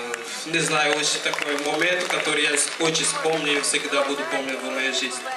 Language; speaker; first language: Russian; non-native, learner; Portuguese